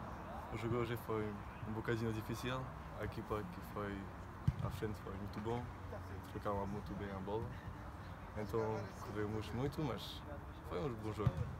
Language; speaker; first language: Portuguese; non-native, learner; French